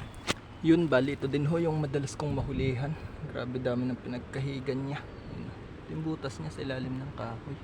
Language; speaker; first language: Filipino; native; Filipino